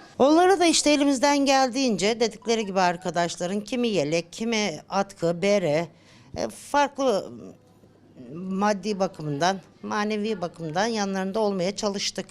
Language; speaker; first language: Turkish; native; Turkish